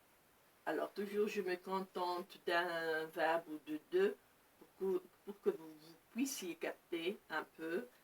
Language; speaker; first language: French; non-native, local second language; Arabic